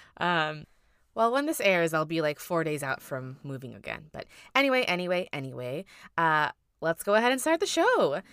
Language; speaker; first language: English; native; English